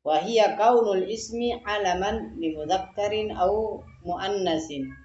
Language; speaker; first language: Arabic; non-native, fluent; Indonesian